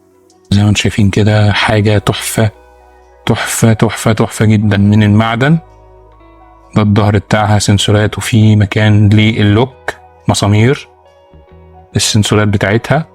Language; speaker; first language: Arabic; native; Arabic